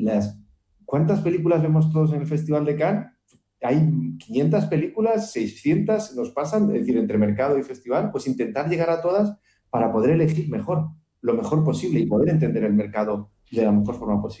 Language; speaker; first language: Spanish; native; Spanish